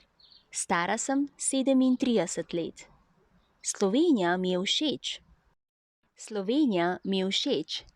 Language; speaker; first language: Slovenian; non-native, learner; Chinese